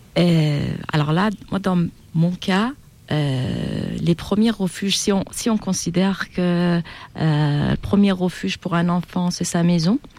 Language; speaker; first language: French; non-native, fluent; Persian